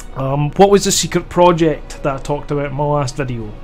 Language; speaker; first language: English; native; English